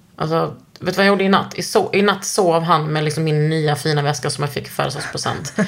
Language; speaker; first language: Swedish; native; Swedish